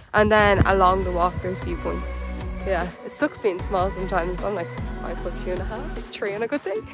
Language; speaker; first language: English; native; English